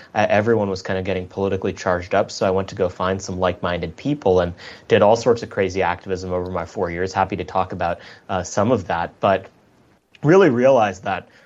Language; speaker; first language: English; native; English